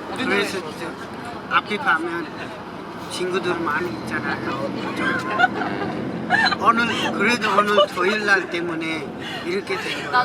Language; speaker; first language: Korean; non-native, learner; Nepali